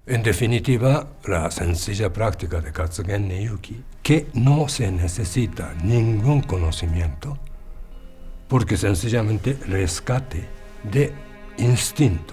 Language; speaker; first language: Spanish; non-native, fluent; Japanese